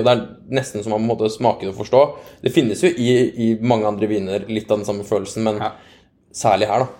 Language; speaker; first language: Norwegian; native; Norwegian